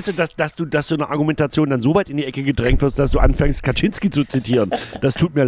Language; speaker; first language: German; native; German